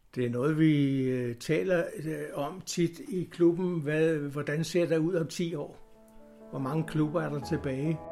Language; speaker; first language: Danish; native; Danish